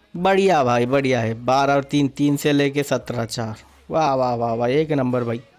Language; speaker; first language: Hindi; non-native, local second language; Marathi